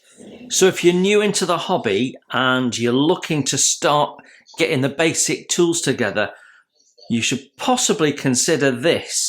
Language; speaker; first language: English; native; English